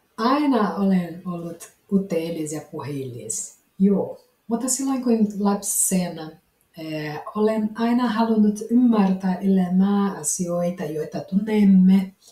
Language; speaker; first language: Finnish; non-native, learner; Portuguese